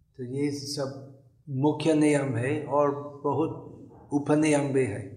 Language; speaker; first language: Hindi; non-native, fluent; English